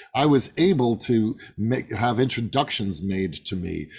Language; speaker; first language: English; native; English